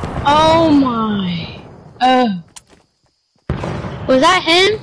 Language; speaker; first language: English; native; English